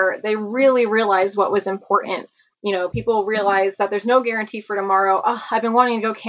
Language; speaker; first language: English; native; English